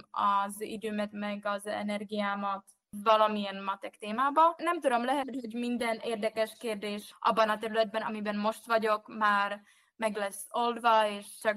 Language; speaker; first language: Hungarian; non-native, fluent; Czech